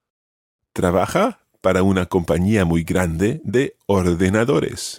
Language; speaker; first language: Spanish; non-native, fluent; English